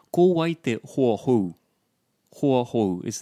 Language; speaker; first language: Māori; non-native, learner; English